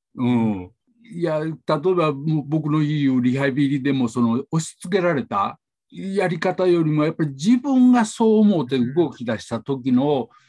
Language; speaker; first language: Japanese; native; Japanese